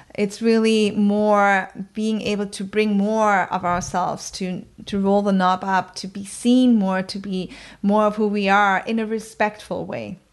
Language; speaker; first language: English; non-native, fluent; German